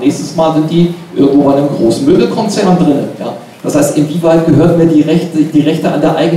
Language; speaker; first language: German; native; German